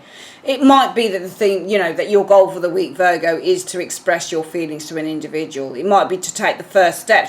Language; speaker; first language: English; native; English